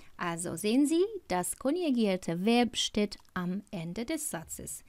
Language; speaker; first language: German; non-native, fluent; Persian